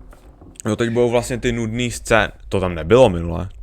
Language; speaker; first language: Czech; native; Czech